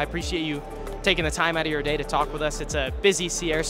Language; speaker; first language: English; native; English